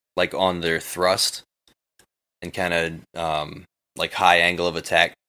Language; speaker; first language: English; native; English